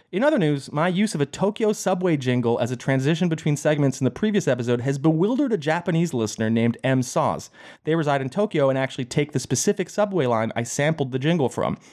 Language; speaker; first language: English; native; English